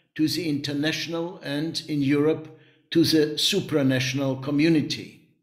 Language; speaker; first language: English; non-native, fluent; German